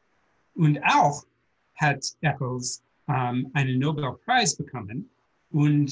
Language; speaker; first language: German; non-native, learner; English